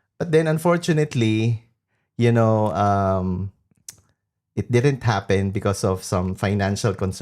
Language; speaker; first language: English; non-native, local second language; Filipino